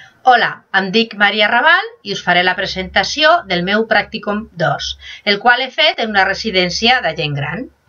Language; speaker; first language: Catalan; non-native, local second language; Spanish